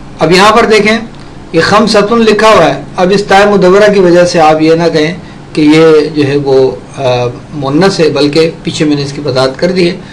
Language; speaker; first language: Urdu; native; Urdu